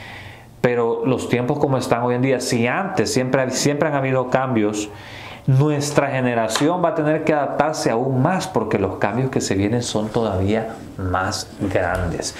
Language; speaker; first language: Spanish; native; Spanish